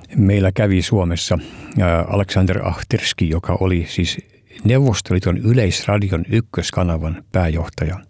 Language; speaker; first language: Finnish; early bilingual, heritage; Finnish